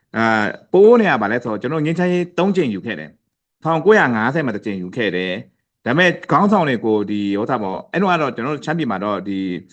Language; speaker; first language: Burmese; non-native, local second language; Pa'o Karen